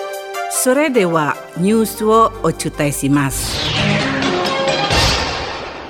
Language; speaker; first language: Japanese; non-native, learner; Indonesian